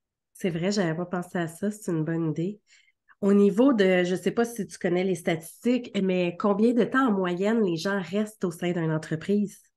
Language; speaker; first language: French; native; French